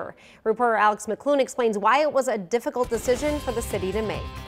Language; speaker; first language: English; native; English